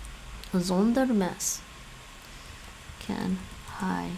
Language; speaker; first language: Dutch; non-native, learner; English